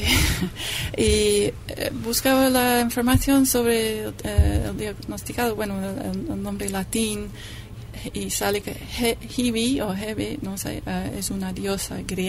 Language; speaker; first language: Spanish; non-native, fluent; English